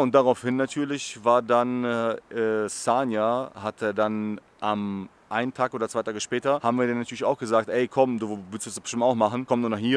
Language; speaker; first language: German; native; German